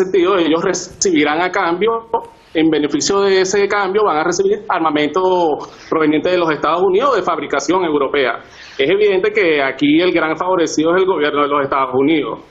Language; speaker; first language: Spanish; native; Spanish